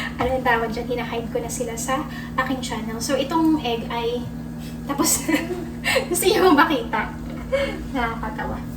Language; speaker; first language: Filipino; native; Filipino